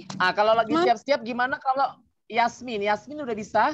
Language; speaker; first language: Indonesian; native; Indonesian